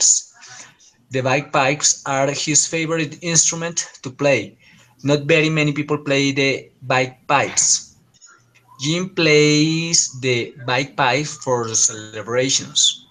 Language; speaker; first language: English; non-native, learner; Spanish